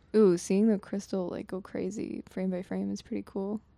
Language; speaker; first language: English; non-native, fluent; Japanese